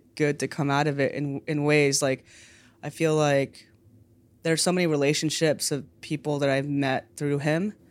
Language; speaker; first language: English; native; English